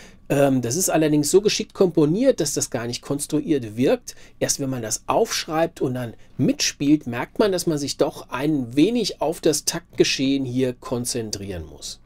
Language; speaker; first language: German; native; German